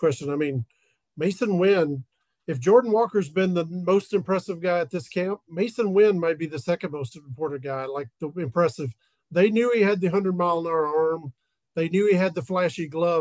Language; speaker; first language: English; native; English